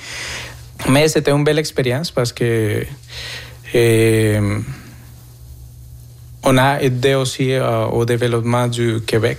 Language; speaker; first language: French; non-native, learner; Spanish